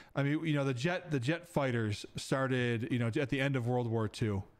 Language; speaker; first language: English; native; English